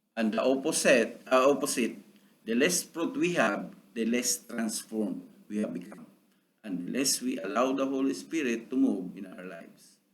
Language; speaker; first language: English; non-native, local second language; Filipino